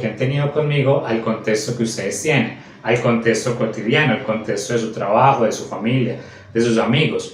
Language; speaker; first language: Spanish; native; Spanish